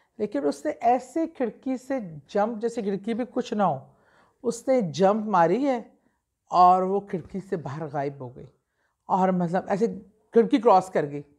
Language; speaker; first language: Urdu; native; Urdu